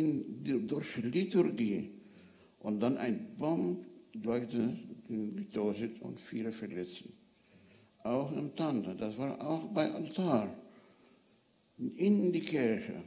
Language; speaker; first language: German; non-native, learner; Arabic